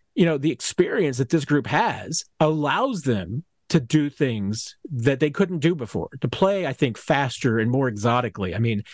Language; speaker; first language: English; native; English